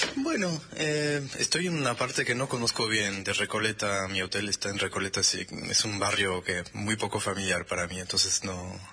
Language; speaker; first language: Spanish; non-native, fluent; French